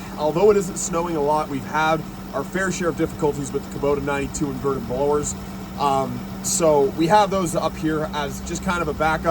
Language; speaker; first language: English; native; English